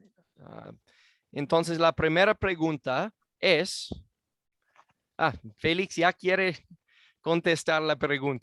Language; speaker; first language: Spanish; non-native, fluent; English